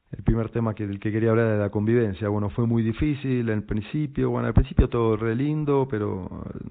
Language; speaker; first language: Spanish; native; Spanish